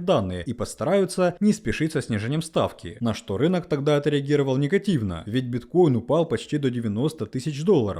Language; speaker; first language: Russian; native; Russian